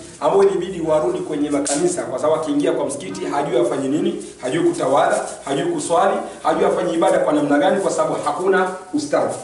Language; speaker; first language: Swahili; native; Swahili